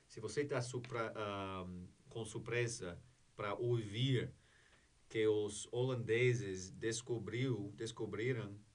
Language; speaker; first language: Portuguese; non-native, learner; English